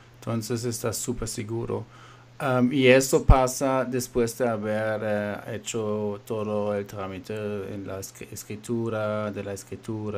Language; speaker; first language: Spanish; non-native, fluent; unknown